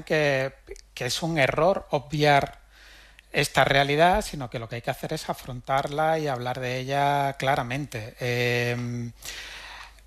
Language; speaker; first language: Spanish; native; Spanish